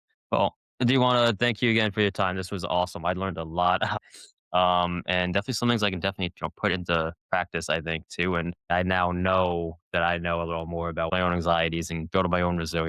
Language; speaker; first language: English; native; English